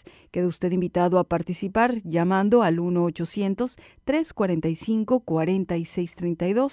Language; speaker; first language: Spanish; native; Spanish